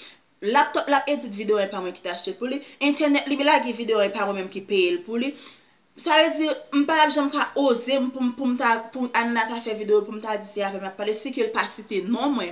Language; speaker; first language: French; non-native, local second language; Haitian Creole